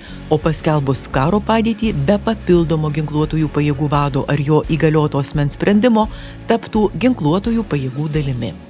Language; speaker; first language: Lithuanian; native; Lithuanian